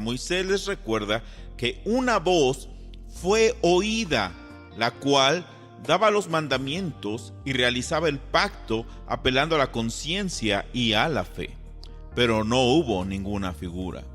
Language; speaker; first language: Spanish; native; Spanish